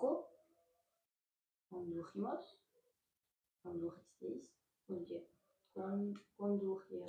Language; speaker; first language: Spanish; non-native, learner; French